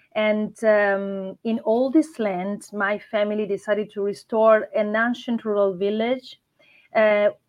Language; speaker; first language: English; non-native, fluent; Italian